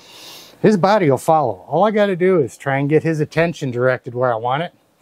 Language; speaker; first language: English; native; English